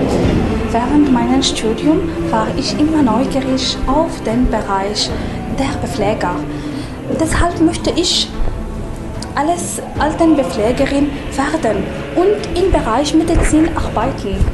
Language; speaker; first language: German; non-native, learner; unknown